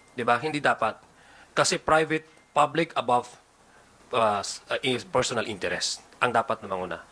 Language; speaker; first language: Filipino; native; Filipino